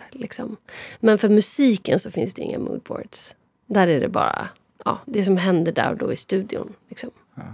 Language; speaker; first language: Swedish; native; Swedish